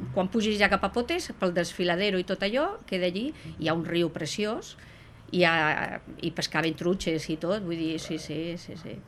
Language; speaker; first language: Catalan; non-native, local second language; Spanish